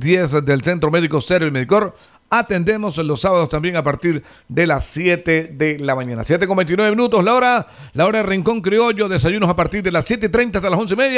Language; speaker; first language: Spanish; native; Spanish